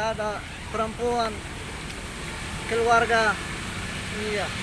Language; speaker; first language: Indonesian; non-native, learner; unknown